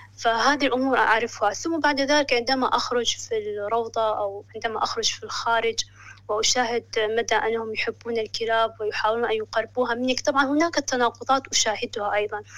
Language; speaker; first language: Arabic; non-native, local second language; Somali